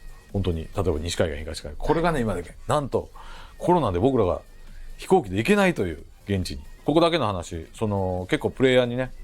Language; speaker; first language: Japanese; native; Japanese